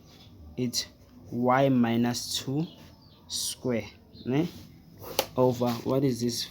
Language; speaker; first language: English; non-native, fluent; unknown